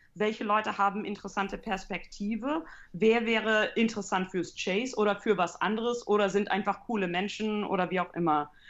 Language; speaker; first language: German; early bilingual, heritage; English